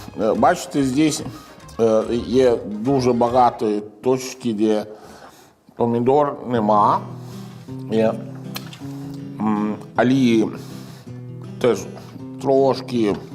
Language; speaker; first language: Ukrainian; non-native, learner; Italian